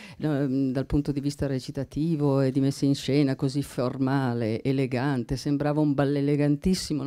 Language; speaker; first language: Italian; native; Italian